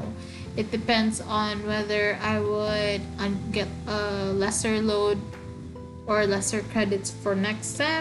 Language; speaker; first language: English; non-native, local second language; Waray